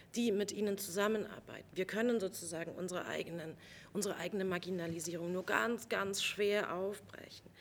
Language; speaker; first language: German; native; German